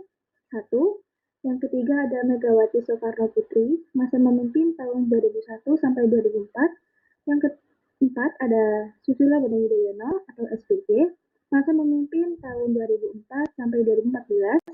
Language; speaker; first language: Indonesian; native; Indonesian